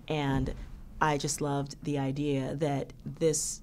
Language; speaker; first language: English; native; English